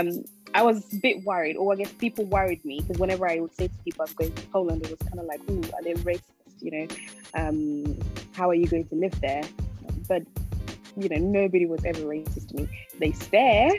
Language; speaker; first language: English; non-native, local second language; Akan